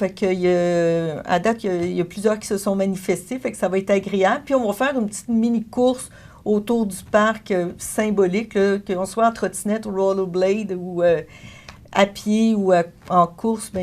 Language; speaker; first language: French; native; French